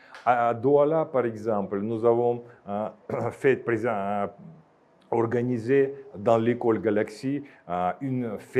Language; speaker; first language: French; non-native, fluent; Russian